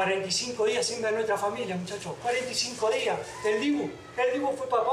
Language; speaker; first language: Spanish; native; Spanish